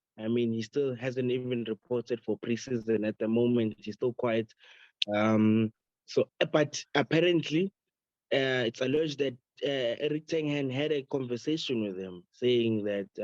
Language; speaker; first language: English; non-native, local second language; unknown